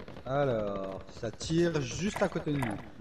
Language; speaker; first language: French; native; French